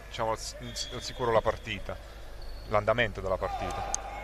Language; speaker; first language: Italian; native; Italian